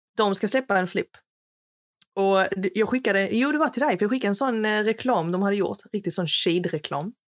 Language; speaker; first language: Swedish; non-native, fluent; Arabic